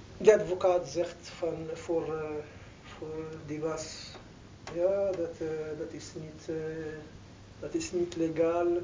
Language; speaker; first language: Dutch; non-native, learner; Arabic